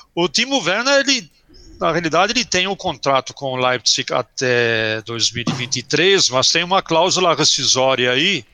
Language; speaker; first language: Portuguese; early bilingual, other home language; German